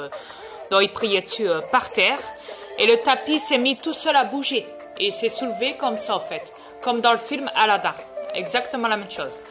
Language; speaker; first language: French; native; French